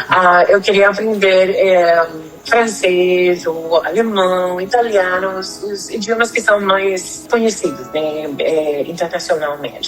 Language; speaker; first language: Portuguese; non-native, fluent; Spanish